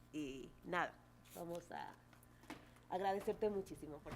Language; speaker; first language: Spanish; native; Spanish